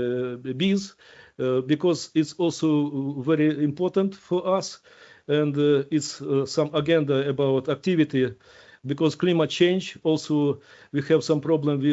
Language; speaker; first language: English; non-native, learner; Ukrainian